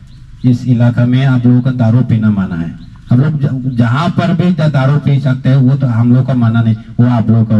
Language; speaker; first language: Hindi; non-native, local second language; Chakma